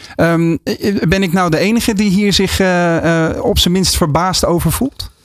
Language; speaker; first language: Dutch; native; Dutch